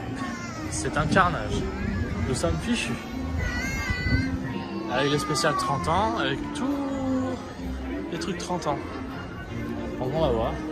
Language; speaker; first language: French; native; French